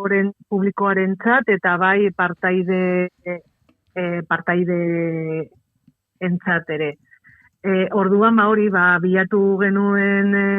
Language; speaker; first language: Basque; non-native, local second language; Spanish